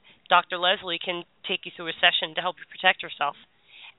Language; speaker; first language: English; native; English